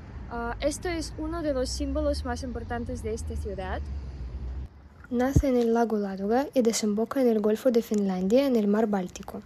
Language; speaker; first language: Spanish; non-native, fluent; Russian